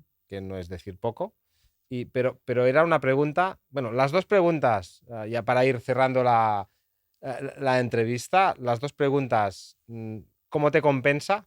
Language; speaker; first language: Spanish; native; Spanish